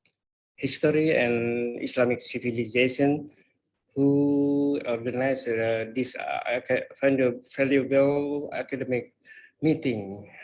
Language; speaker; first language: English; non-native, fluent; Indonesian